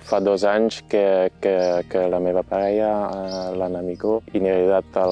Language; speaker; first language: Catalan; non-native, fluent; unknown